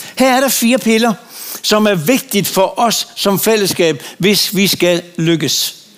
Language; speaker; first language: Danish; native; Danish